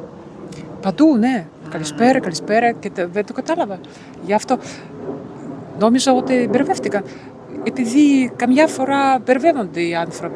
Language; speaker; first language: Greek; non-native, learner; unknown